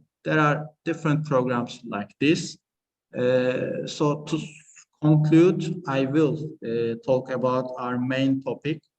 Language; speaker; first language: English; non-native, fluent; Turkish